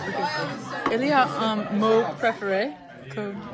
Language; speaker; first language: French; non-native, learner; English